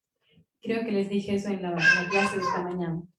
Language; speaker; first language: Spanish; native; Spanish